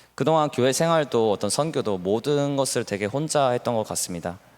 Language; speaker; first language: Korean; native; Korean